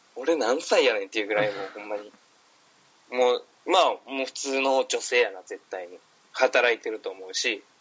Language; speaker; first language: Japanese; native; Japanese